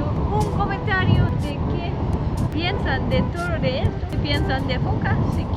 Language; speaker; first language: Spanish; non-native, learner; English